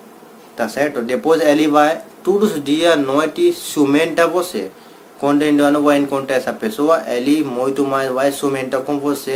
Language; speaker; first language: Portuguese; non-native, learner; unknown